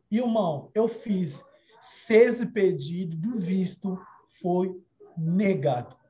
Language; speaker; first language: Portuguese; non-native, fluent; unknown